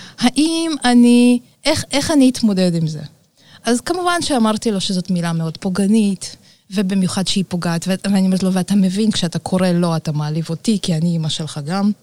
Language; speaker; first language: Hebrew; early bilingual, other home language; Russian